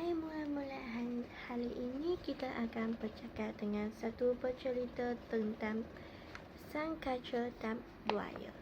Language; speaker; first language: Malay; non-native, local second language; Chinese